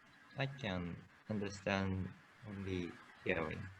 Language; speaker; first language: English; non-native, learner; Japanese